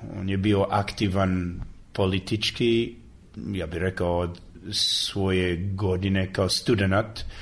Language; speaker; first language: Serbian; early bilingual, heritage; Serbian